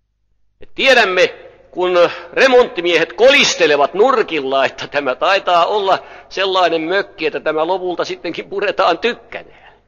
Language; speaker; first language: Finnish; native; Finnish